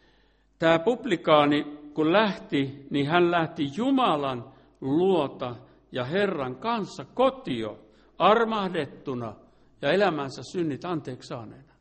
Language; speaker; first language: Finnish; native; Finnish